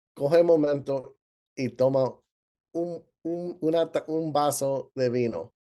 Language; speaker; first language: Spanish; early bilingual, other home language; English